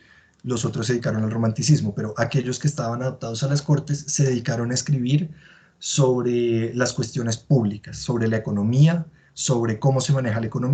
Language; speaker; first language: Spanish; native; Spanish